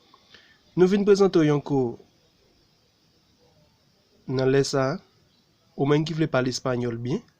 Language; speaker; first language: French; non-native, learner; Haitian Creole